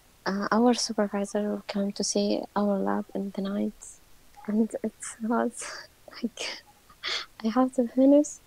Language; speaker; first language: English; non-native, learner; Arabic